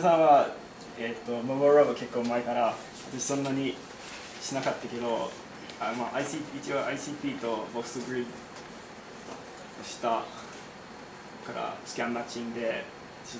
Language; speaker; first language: Japanese; non-native, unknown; English